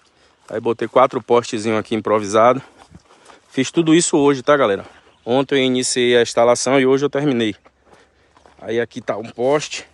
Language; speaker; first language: Portuguese; native; Portuguese